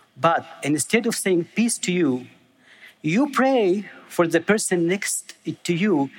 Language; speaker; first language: English; non-native, fluent; Arabic